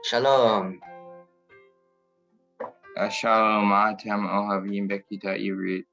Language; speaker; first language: Hebrew; non-native, learner; English